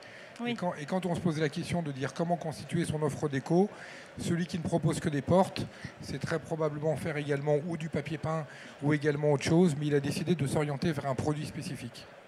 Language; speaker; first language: French; native; French